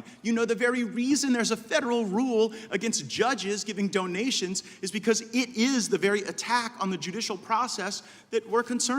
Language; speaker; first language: English; native; English